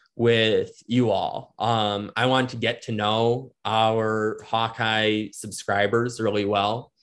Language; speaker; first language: English; native; English